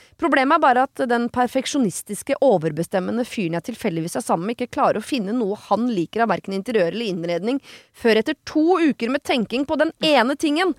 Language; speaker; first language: Norwegian; native; Norwegian